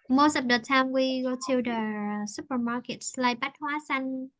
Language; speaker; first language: English; non-native, fluent; Vietnamese